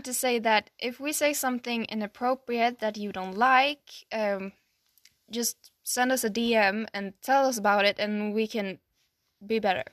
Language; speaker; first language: English; non-native, fluent; Swedish